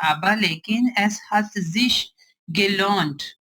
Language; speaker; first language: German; non-native, learner; Urdu